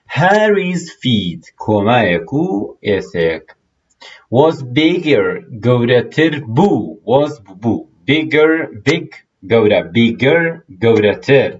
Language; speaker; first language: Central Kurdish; native; Central Kurdish